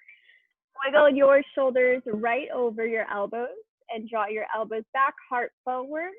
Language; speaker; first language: English; native; English